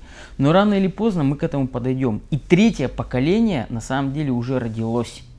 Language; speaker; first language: Russian; native; Russian